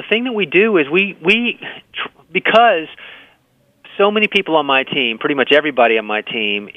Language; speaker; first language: English; native; English